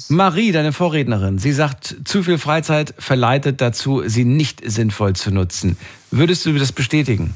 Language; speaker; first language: German; native; German